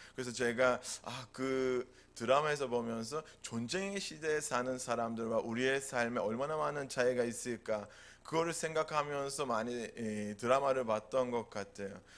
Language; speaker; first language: Korean; non-native, fluent; Turkish